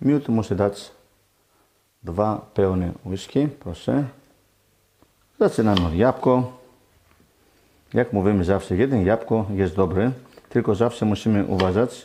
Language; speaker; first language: Polish; non-native, learner; Greek